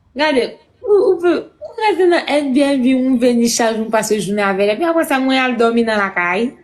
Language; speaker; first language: Haitian Creole; non-native, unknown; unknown